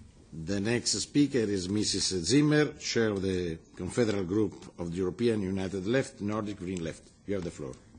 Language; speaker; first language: English; non-native, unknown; Italian